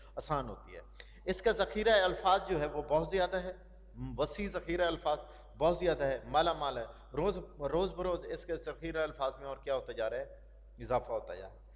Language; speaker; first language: Urdu; non-native, local second language; Punjabi